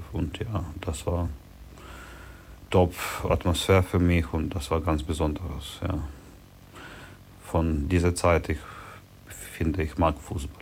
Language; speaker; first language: German; non-native, learner; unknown